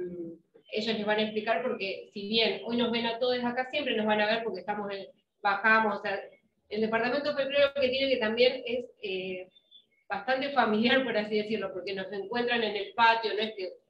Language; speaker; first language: Spanish; native; Spanish